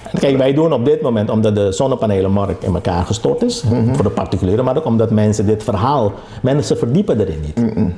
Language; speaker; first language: Dutch; early bilingual, other home language; Caribbean Hindustani